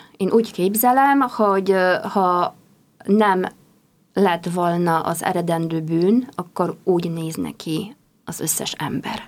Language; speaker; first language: Hungarian; non-native, fluent; Polish